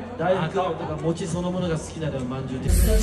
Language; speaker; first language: Japanese; native; Japanese